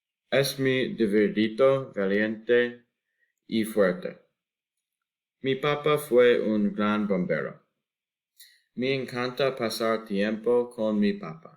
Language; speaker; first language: Spanish; non-native, learner; English